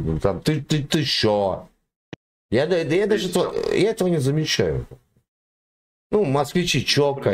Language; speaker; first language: Russian; native; Russian